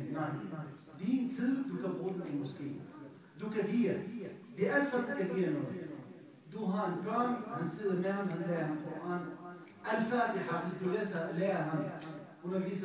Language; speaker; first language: Danish; non-native, fluent; Arabic